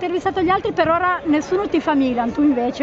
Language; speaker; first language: Italian; native; Italian